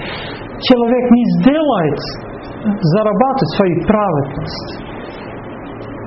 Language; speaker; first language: Russian; non-native, fluent; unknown